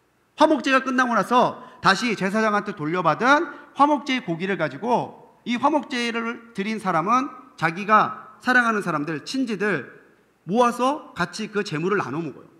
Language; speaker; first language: Korean; native; Korean